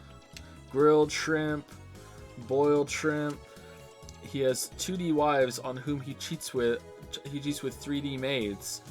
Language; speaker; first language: English; native; English